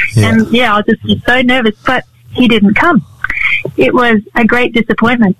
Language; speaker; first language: English; native; English